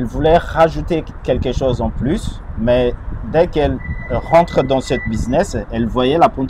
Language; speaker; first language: French; non-native, fluent; Chinese